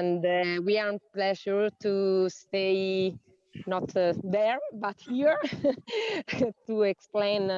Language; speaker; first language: English; non-native, learner; Italian